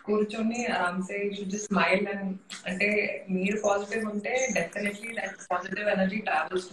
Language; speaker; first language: Telugu; non-native, fluent; Hindi